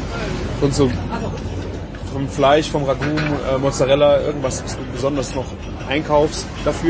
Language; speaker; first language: German; native; German